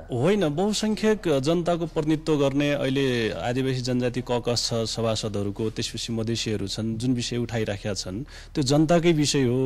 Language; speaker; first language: Nepali; non-native, local second language; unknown